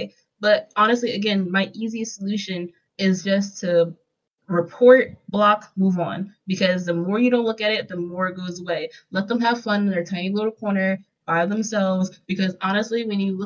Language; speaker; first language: English; native; English